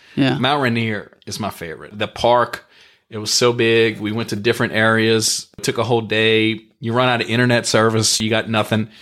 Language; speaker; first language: English; native; English